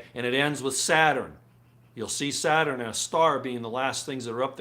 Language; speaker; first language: English; native; English